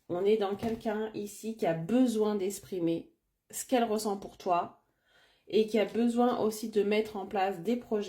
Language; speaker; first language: French; native; French